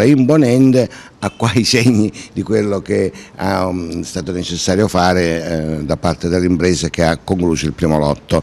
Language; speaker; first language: Italian; native; Italian